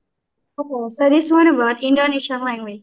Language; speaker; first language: English; non-native, learner; Indonesian